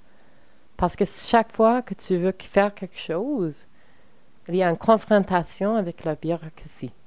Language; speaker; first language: French; non-native, learner; English